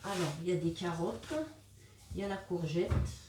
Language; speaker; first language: French; non-native, local second language; Arabic